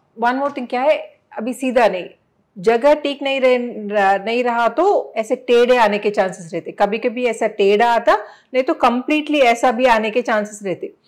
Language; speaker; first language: Hindi; non-native, local second language; Telugu